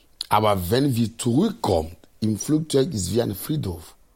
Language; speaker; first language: German; non-native, fluent; Ewe